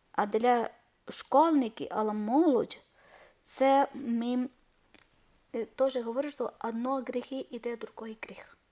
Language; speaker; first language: Ukrainian; non-native, learner; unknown